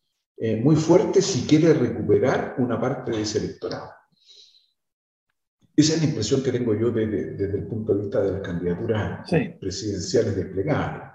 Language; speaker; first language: Spanish; native; Spanish